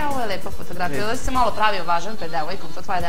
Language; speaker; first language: Serbian; native; Serbian